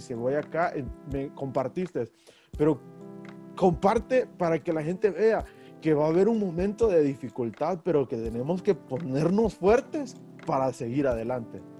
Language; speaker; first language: Spanish; early bilingual, heritage; Spanish